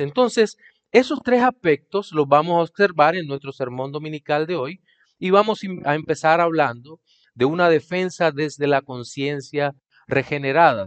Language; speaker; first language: Spanish; native; Spanish